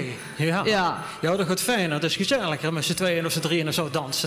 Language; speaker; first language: Dutch; native; Dutch